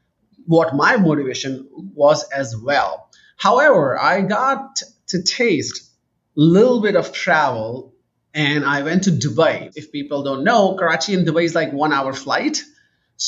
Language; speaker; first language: English; non-native, local second language; Urdu